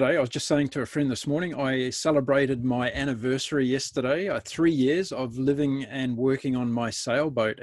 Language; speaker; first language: English; native; English